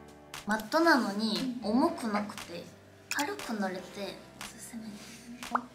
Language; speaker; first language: Japanese; non-native, fluent; Korean